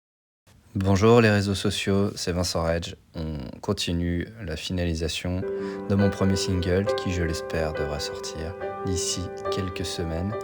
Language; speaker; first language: French; native; French